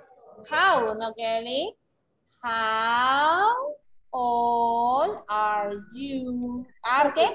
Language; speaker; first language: Spanish; native; Spanish